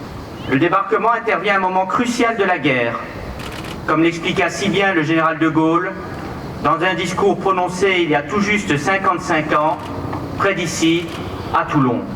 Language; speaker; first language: French; native; French